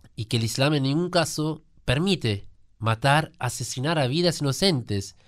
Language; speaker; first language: Spanish; non-native, fluent; German